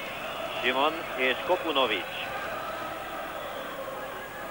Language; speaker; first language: Hungarian; native; Hungarian